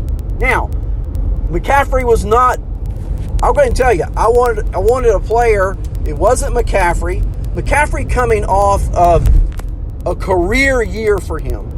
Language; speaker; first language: English; native; English